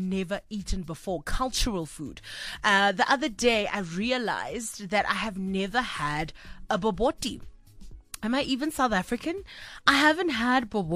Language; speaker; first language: English; non-native, local second language; Tswana